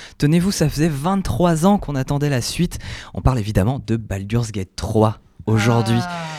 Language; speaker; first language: French; native; French